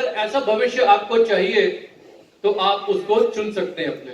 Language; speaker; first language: Hindi; native; Hindi